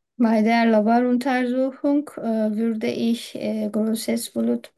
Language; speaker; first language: German; non-native, learner; Turkish